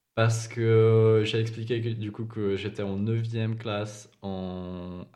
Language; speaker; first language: French; non-native, fluent; Czech